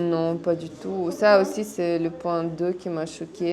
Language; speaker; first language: French; non-native, fluent; Russian